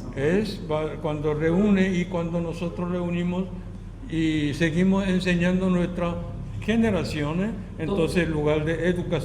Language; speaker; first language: Spanish; non-native, learner; Korean